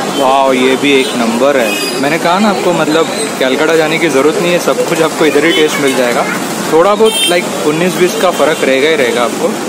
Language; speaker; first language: Hindi; non-native, local second language; Bangla